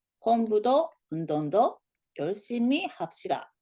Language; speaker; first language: Korean; non-native, learner; Japanese